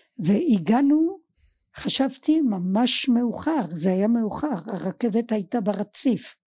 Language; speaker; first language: Hebrew; native; Hebrew